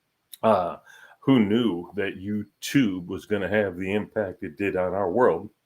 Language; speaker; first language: English; native; English